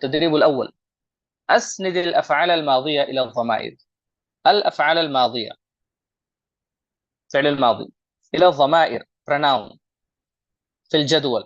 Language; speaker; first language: Arabic; non-native, fluent; Urdu